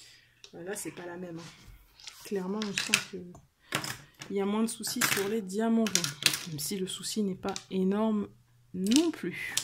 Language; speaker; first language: French; native; French